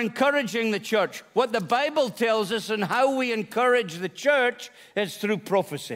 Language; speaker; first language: English; native; English